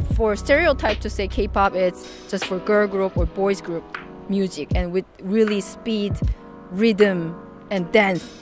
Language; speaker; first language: English; non-native, learner; Korean